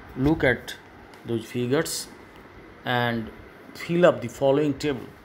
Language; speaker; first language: English; non-native, local second language; Bangla